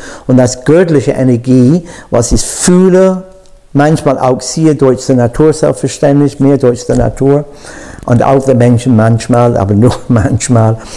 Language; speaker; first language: German; non-native, fluent; English